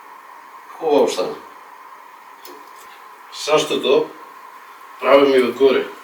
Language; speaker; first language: Bulgarian; non-native, fluent; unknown